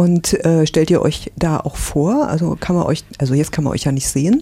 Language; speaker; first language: German; native; German